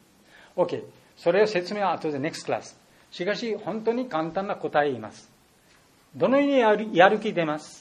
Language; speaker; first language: Japanese; non-native, learner; Bangla